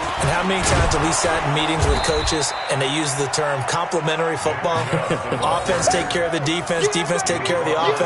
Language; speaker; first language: English; native; English